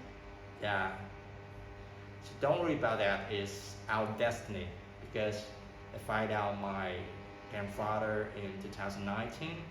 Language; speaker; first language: English; non-native, learner; Vietnamese